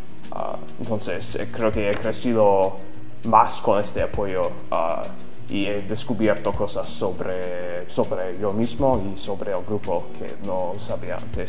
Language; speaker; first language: Spanish; non-native, fluent; English